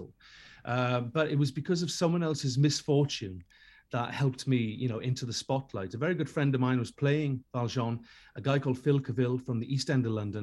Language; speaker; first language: English; native; English